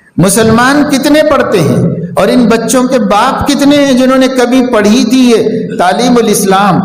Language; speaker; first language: Urdu; native; Urdu